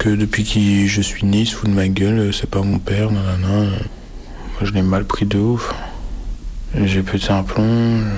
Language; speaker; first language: French; native; French